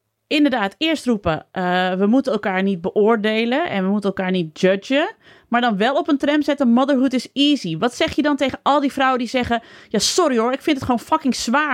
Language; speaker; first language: Dutch; native; Dutch